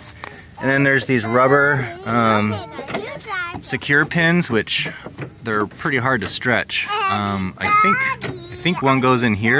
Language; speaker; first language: English; native; English